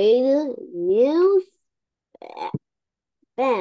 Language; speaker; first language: English; non-native, learner; Korean